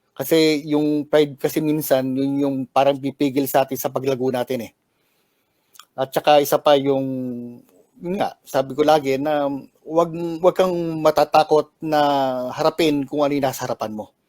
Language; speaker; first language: Filipino; native; Filipino